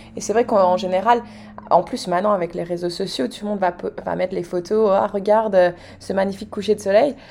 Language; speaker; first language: French; native; French